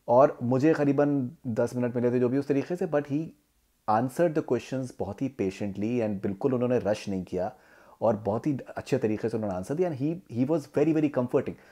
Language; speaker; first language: Hindi; native; Hindi